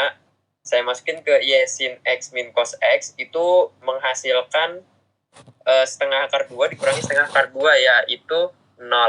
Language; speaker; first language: Indonesian; native; Indonesian